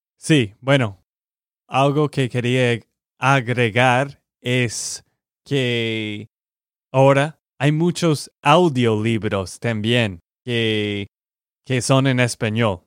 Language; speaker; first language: Spanish; non-native, learner; English